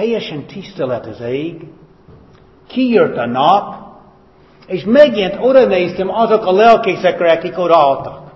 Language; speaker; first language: Hungarian; non-native, fluent; English